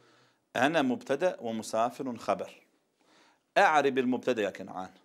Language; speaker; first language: Arabic; non-native, fluent; Bosnian